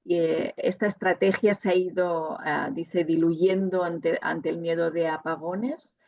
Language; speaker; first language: Spanish; non-native, local second language; Catalan